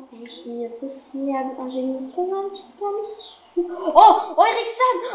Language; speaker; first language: French; native; French